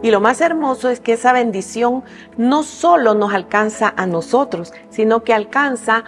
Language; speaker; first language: Spanish; native; Spanish